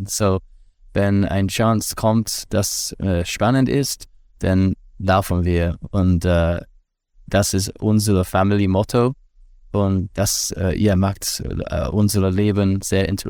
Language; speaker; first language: German; non-native, fluent; English